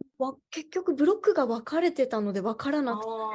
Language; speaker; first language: Japanese; native; Japanese